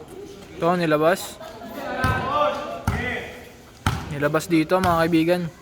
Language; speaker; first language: Filipino; non-native, local second language; Bikol